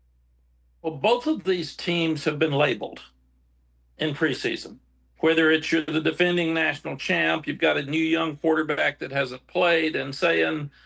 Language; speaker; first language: English; native; English